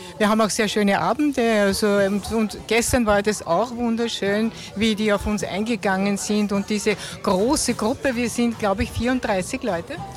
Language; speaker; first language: German; native; German